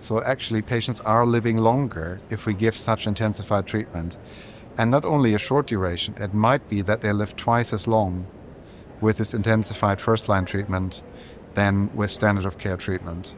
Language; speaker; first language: English; non-native, fluent; German